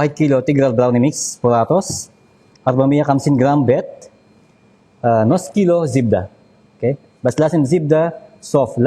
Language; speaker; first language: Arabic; non-native, learner; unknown